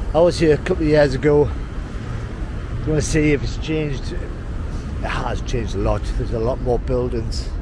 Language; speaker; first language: English; native; English